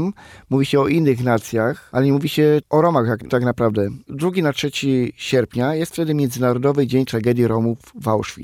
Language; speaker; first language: Polish; non-native, local second language; Romany